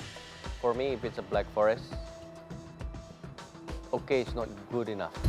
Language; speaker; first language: English; non-native, fluent; Indonesian